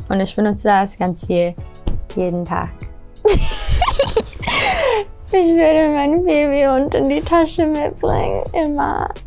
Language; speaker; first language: German; early bilingual, heritage; English